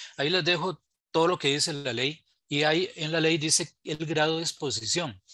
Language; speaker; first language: Spanish; native; Spanish